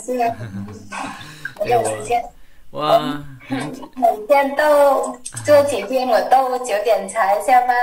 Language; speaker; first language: Chinese; non-native, learner; Vietnamese